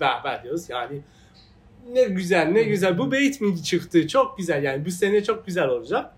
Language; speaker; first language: Turkish; non-native, fluent; Persian